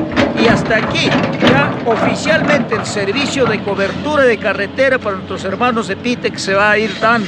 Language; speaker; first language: Spanish; native; Spanish